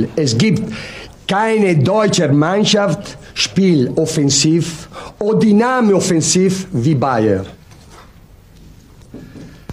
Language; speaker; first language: German; non-native, learner; Italian